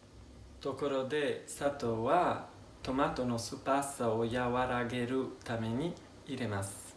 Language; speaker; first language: Japanese; non-native, learner; Italian